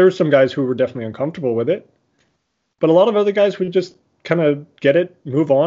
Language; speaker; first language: English; native; English